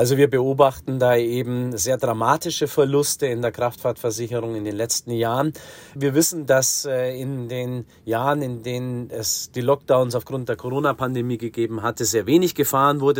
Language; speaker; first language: German; native; German